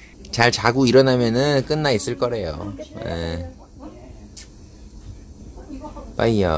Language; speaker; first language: Korean; non-native, fluent; Vietnamese